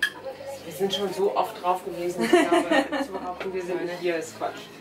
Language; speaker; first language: German; native; German